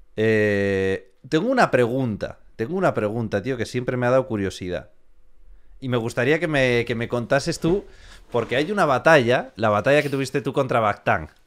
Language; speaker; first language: Spanish; native; Spanish